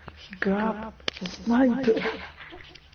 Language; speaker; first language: English; non-native, learner; Greek